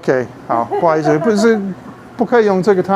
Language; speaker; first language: Chinese; non-native, learner; English